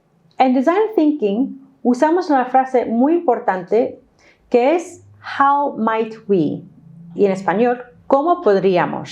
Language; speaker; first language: Spanish; non-native, fluent; English